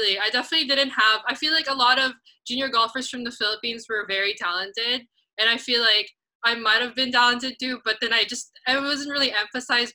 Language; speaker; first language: English; non-native, local second language; Filipino